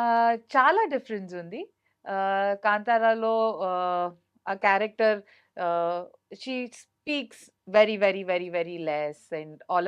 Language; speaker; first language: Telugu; non-native, learner; Kannada